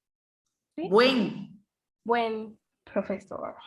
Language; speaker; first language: Spanish; non-native, learner; English